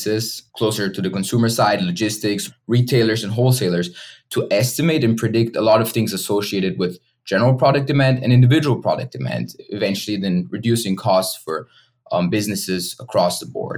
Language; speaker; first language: English; non-native, fluent; German